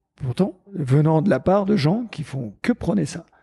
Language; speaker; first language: French; native; French